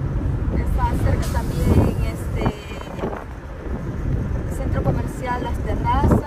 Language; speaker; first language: Spanish; native; Spanish